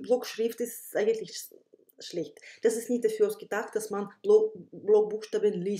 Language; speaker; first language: German; non-native, fluent; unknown